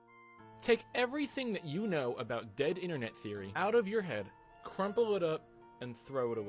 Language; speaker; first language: English; native; English